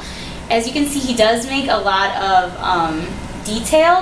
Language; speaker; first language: English; native; English